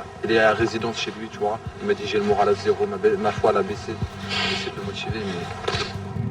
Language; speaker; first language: French; native; French